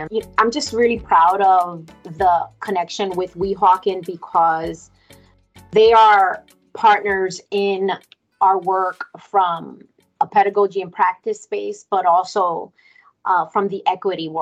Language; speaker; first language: English; early bilingual, other home language; Spanish